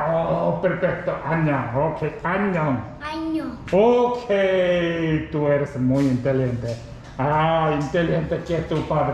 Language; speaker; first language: Spanish; non-native, learner; Korean